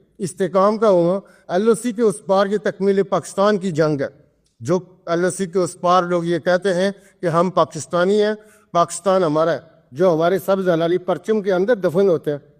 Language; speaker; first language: Urdu; non-native, local second language; Pahari-Potwari